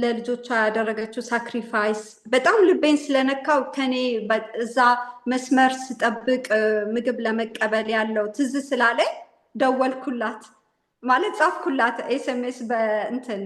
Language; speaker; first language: Amharic; native; Amharic